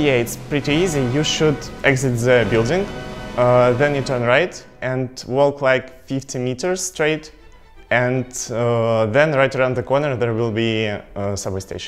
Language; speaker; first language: English; non-native, fluent; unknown